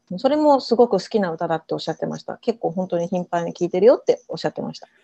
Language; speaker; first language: Japanese; native; Japanese